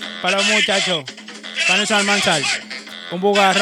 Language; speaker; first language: Spanish; native; Spanish